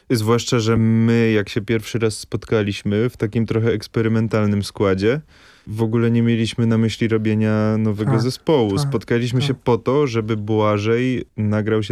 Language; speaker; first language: Polish; native; Polish